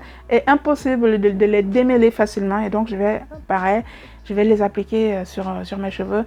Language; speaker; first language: French; native; French